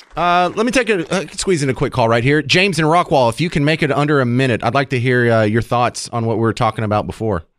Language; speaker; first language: English; native; English